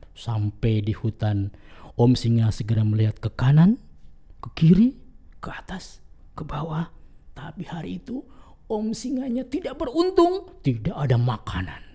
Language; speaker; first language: Indonesian; native; Indonesian